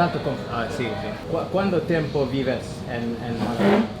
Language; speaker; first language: Spanish; non-native, learner; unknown